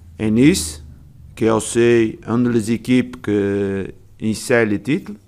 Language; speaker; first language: French; non-native, learner; Portuguese